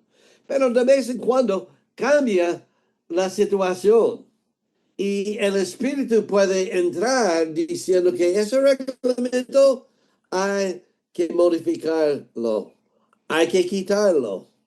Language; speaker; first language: Spanish; non-native, fluent; English